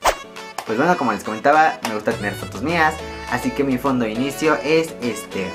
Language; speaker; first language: Spanish; native; Spanish